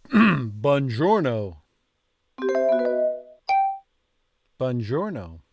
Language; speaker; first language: Italian; non-native, learner; English